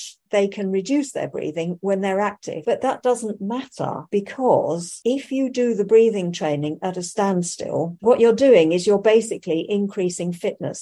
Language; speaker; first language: English; native; English